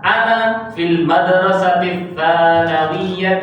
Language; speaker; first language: Arabic; non-native, fluent; Indonesian